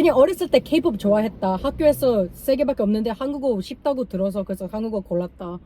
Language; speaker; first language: Korean; non-native, learner; English